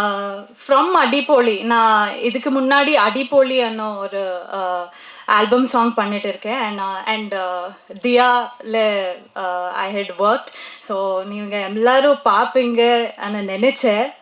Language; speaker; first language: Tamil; non-native, local second language; Kannada